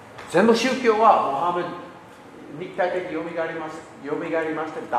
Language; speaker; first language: Japanese; non-native, learner; English